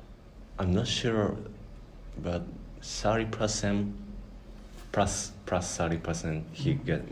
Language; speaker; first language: English; non-native, learner; Japanese